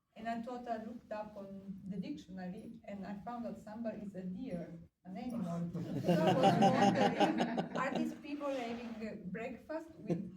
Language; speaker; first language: English; non-native, fluent; Italian